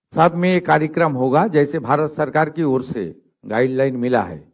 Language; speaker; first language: Hindi; non-native, local second language; Bangla